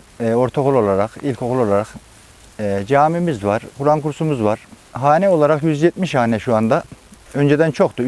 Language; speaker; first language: Turkish; native; Turkish